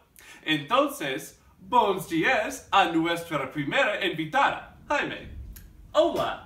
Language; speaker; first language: Spanish; non-native, learner; English